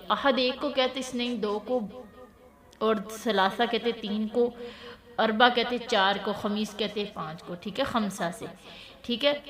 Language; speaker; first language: Urdu; native; Urdu